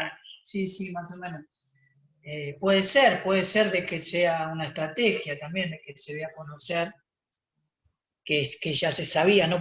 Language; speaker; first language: Spanish; native; Spanish